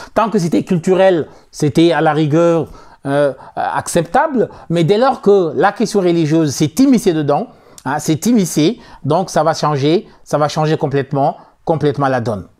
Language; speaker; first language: French; non-native, local second language; Soninke